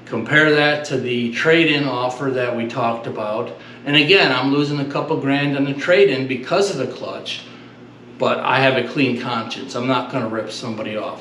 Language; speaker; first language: English; native; English